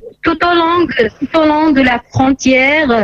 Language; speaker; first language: French; non-native, fluent; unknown